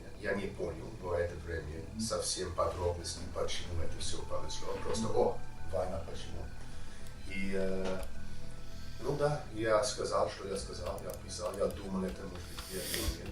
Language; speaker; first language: Russian; non-native, learner; English